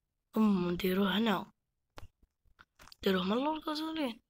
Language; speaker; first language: Arabic; native; Arabic